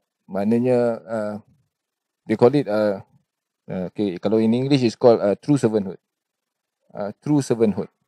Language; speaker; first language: English; non-native, local second language; Malay